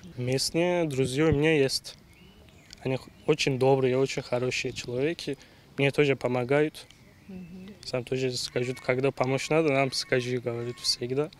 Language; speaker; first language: Russian; non-native, learner; Turkish